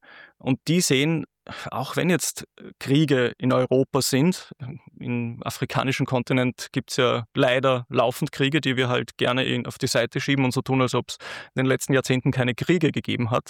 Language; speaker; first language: German; native; German